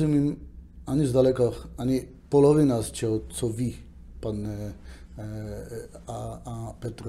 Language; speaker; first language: Czech; non-native, fluent; Hebrew